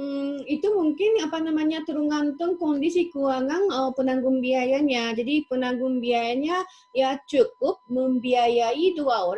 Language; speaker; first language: Indonesian; non-native, fluent; Japanese